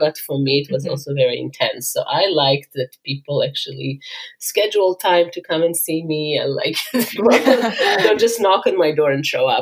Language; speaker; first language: English; non-native, fluent; Hebrew